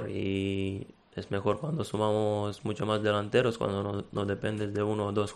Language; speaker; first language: Spanish; non-native, fluent; Serbian